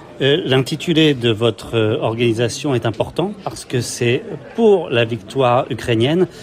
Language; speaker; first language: French; native; French